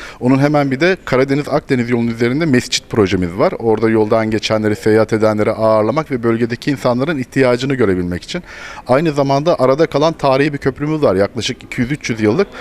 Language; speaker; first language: Turkish; native; Turkish